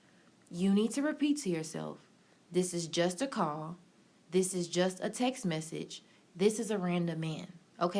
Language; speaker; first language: English; native; English